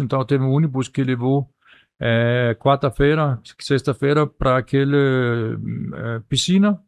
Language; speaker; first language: Portuguese; non-native, fluent; Danish